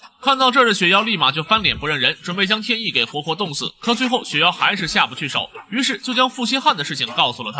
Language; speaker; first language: Chinese; native; Chinese